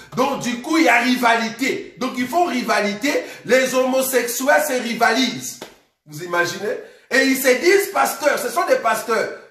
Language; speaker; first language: French; non-native, local second language; Lingala